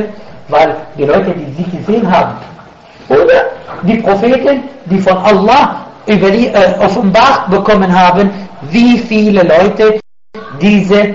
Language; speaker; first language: German; non-native, fluent; Arabic